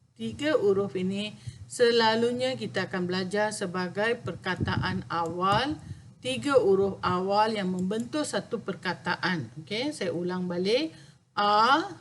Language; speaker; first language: Malay; non-native, local second language; Tamil